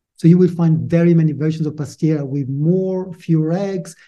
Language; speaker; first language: English; non-native, fluent; Italian